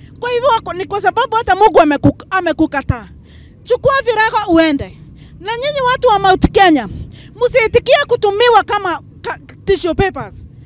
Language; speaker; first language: Swahili; non-native, local second language; Kikuyu